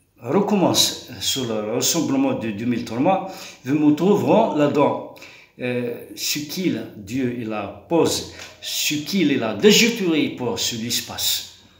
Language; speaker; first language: French; non-native, local second language; Kabyle